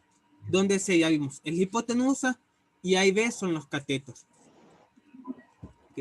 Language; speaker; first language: Spanish; native; Spanish